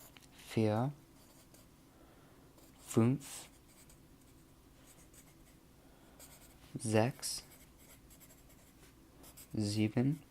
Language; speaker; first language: German; non-native, learner; English